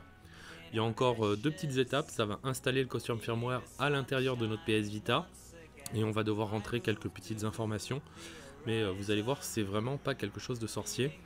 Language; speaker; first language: French; native; French